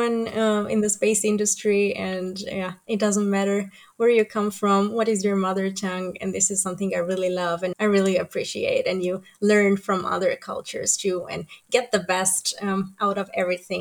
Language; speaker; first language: English; non-native, fluent; Romanian